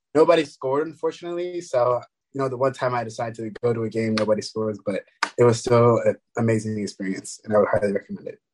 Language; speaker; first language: English; early bilingual, other home language; French